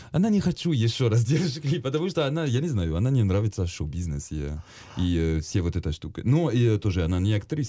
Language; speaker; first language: Russian; non-native, learner; French